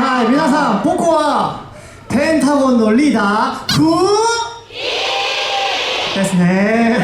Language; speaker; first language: Japanese; non-native, learner; Korean